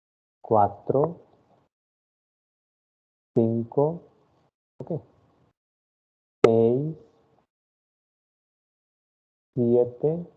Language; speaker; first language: Spanish; non-native, fluent; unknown